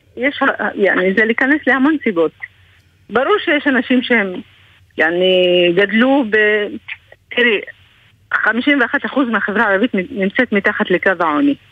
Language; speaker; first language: Hebrew; non-native, local second language; Arabic